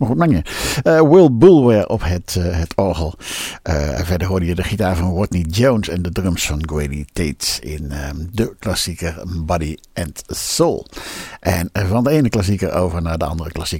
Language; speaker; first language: Dutch; native; Dutch